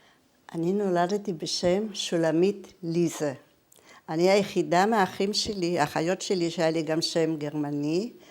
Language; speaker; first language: Hebrew; early bilingual, other home language; German